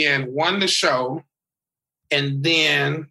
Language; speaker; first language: English; native; English